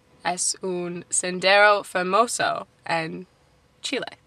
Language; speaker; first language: Spanish; non-native, learner; English